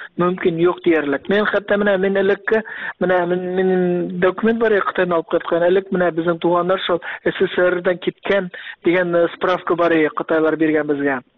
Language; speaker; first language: Tatar; early bilingual, heritage; Tatar